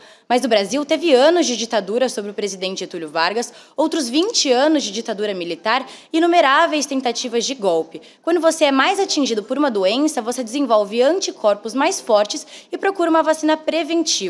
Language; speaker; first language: Portuguese; native; Portuguese